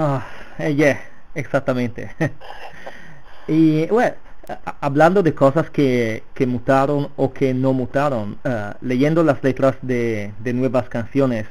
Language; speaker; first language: Spanish; non-native, fluent; Italian